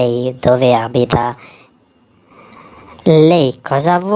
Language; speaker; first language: Italian; non-native, learner; Urdu